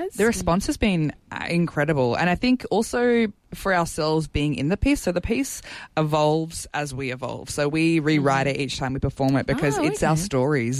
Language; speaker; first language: English; native; English